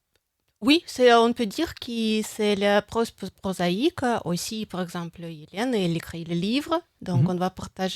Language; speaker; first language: French; non-native, fluent; Russian